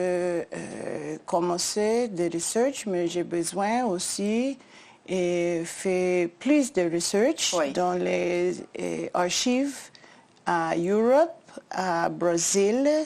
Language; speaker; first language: French; non-native, learner; English